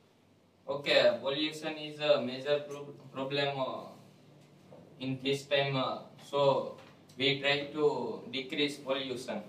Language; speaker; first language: English; non-native, learner; Gujarati